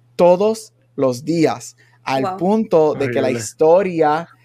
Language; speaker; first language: Spanish; native; Spanish